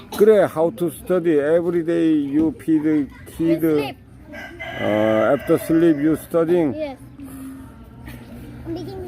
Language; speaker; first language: English; non-native, learner; Korean